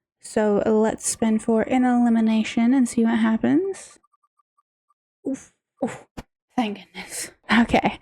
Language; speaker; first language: English; native; English